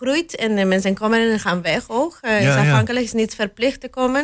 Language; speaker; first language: Dutch; non-native, fluent; Spanish